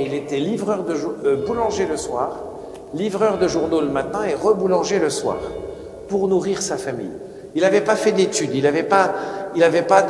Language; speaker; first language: French; native; French